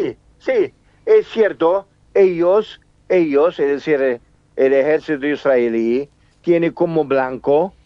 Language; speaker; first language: Spanish; non-native, fluent; Arabic